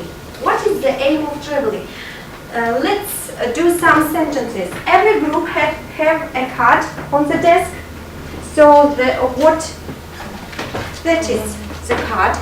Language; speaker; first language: English; non-native, fluent; Russian